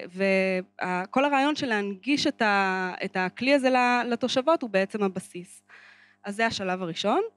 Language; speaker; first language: Hebrew; native; Hebrew